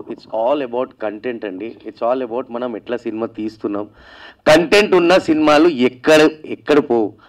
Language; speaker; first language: Telugu; native; Telugu